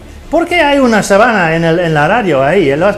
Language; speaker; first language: Spanish; non-native, fluent; English